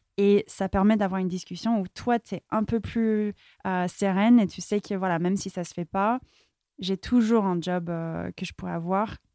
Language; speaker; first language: French; non-native, fluent; English